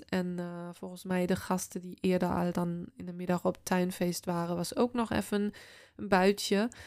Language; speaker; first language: Dutch; non-native, fluent; German